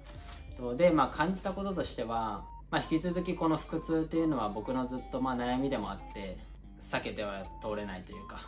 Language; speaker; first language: Japanese; native; Japanese